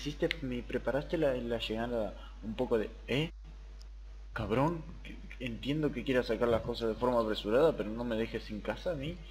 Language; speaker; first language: Spanish; native; Spanish